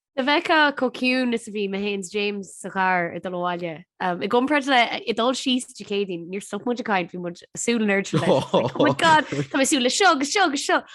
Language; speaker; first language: Irish; native; Irish